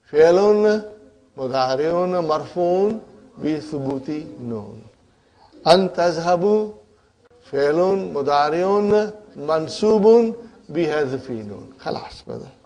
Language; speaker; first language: Arabic; non-native, fluent; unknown